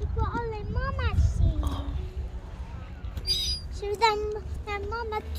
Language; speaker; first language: Dutch; early bilingual, other home language; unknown